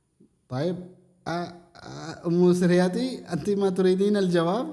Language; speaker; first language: Arabic; non-native, fluent; Indonesian